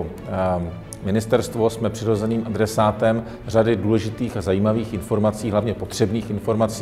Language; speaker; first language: Czech; native; Czech